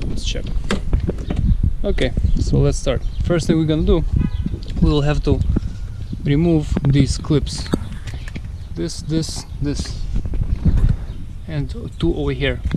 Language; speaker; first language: English; non-native, fluent; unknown